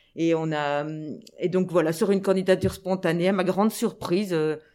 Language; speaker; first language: French; native; French